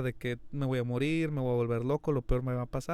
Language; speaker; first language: Spanish; native; Spanish